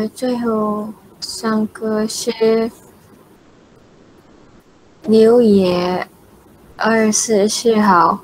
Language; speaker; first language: Chinese; non-native, learner; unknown